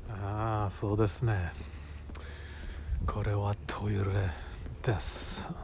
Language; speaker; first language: Japanese; non-native, learner; English